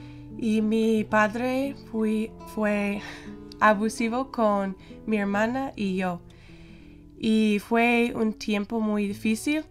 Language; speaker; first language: Spanish; non-native, fluent; English